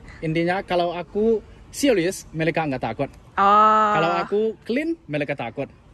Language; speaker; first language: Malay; non-native, learner; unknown